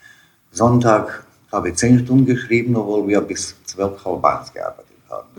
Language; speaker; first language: German; non-native, learner; Bosnian